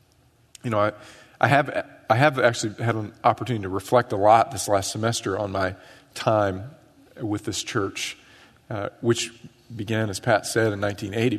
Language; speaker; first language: English; native; English